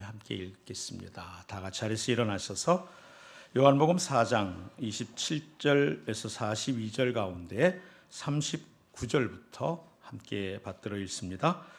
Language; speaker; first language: Korean; native; Korean